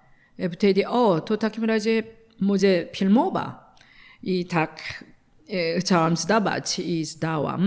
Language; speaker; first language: Polish; non-native, learner; Korean